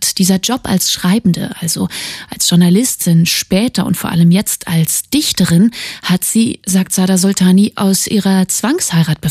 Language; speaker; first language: German; native; German